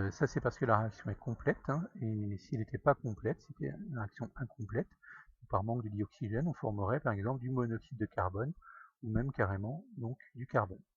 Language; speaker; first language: French; native; French